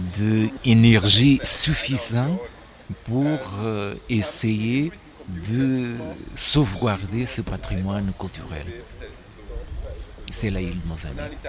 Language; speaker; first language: French; non-native, fluent; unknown